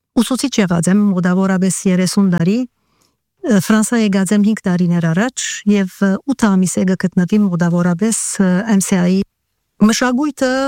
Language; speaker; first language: Armenian; early bilingual, heritage; Armenian